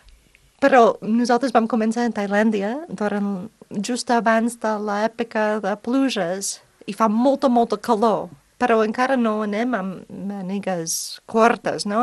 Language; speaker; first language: Catalan; non-native, fluent; English